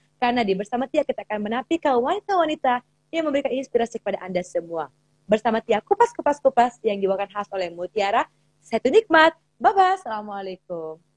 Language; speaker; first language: Malay; native; Malay